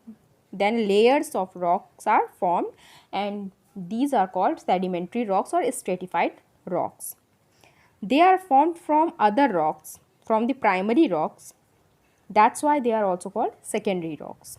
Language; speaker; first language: English; non-native, local second language; Hindi